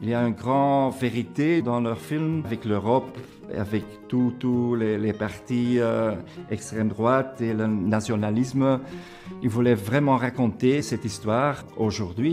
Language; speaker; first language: French; non-native, local second language; Dutch